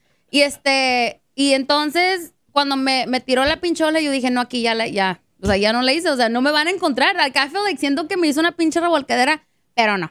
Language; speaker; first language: Spanish; early bilingual, heritage; Spanish